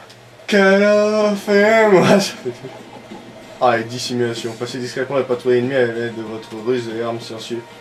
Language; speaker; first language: French; native; French